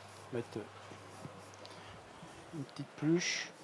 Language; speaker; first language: French; native; French